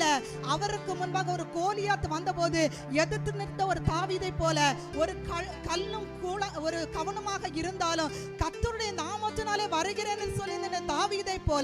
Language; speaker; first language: Tamil; native; Tamil